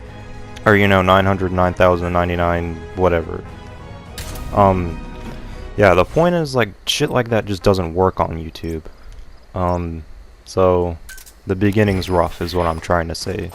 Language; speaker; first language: English; native; English